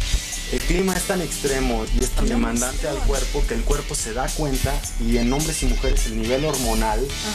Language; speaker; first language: Spanish; native; Spanish